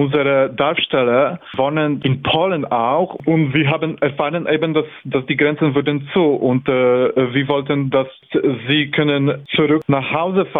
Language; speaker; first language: German; non-native, fluent; Polish